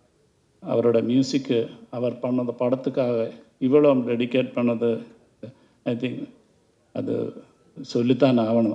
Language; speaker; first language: Tamil; non-native, learner; Malayalam